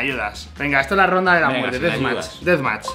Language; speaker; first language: Spanish; native; Spanish